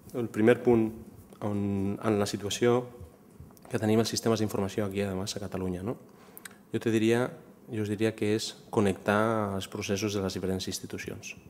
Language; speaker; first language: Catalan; non-native, local second language; Spanish